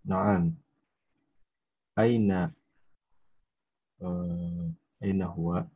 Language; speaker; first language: Arabic; non-native, learner; Indonesian